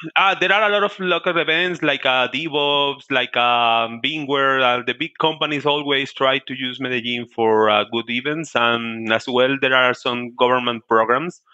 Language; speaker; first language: English; non-native, learner; Spanish